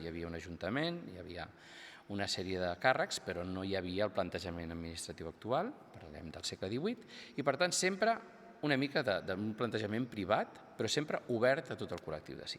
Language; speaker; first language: Catalan; native; Catalan